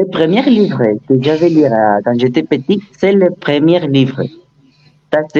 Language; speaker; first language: French; non-native, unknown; Spanish